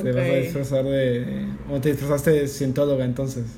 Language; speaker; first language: Spanish; native; Spanish